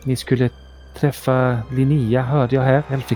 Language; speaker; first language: Swedish; native; Swedish